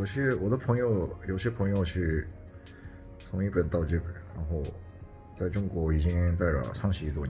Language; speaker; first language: Chinese; non-native, fluent; Japanese